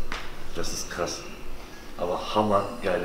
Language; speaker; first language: German; native; German